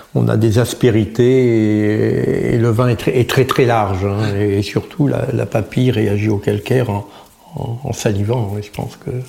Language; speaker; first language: French; native; French